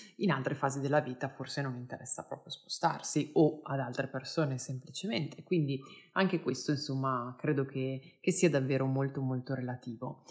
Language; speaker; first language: Italian; native; Italian